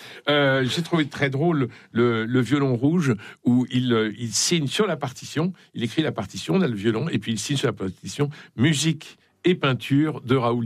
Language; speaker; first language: French; native; French